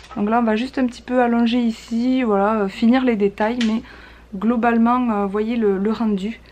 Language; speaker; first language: French; native; French